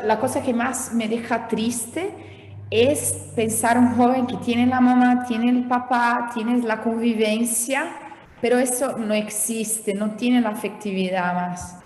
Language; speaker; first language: Spanish; non-native, fluent; Portuguese